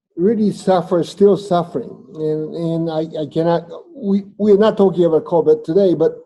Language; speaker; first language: English; non-native, fluent; Japanese